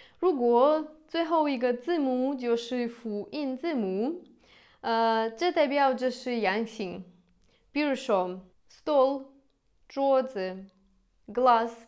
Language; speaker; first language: Chinese; non-native, fluent; Russian